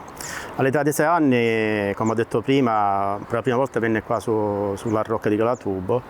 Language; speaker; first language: Italian; native; Italian